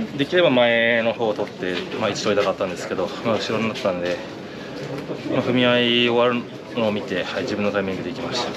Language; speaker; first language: Japanese; native; Japanese